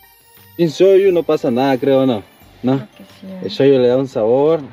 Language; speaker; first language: Spanish; native; Spanish